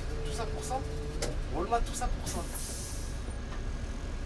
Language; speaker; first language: French; native; French